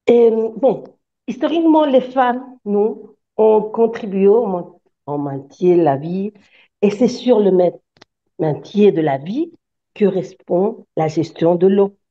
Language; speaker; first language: French; non-native, fluent; Spanish